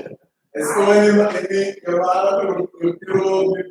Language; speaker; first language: Spanish; non-native, learner; English